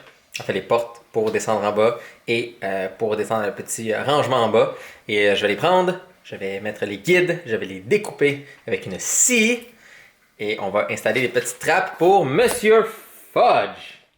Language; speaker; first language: French; native; French